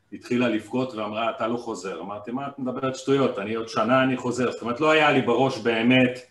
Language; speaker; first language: Hebrew; non-native, fluent; Hungarian